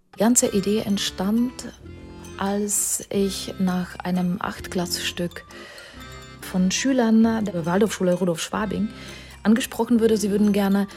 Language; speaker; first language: German; non-native, fluent; Czech